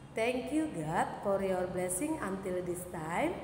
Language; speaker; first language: English; non-native, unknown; Indonesian